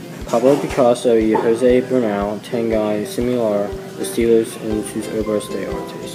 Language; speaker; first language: Spanish; non-native, learner; English